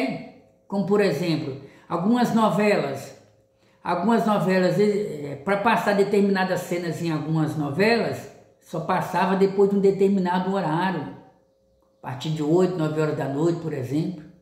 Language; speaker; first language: Portuguese; native; Portuguese